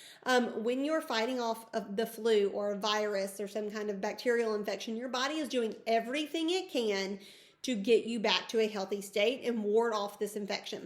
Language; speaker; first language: English; native; English